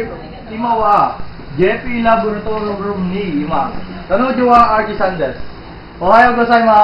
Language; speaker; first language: Japanese; non-native, learner; Filipino